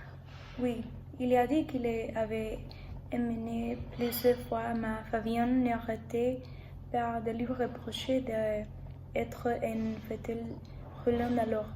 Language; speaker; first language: French; non-native, learner; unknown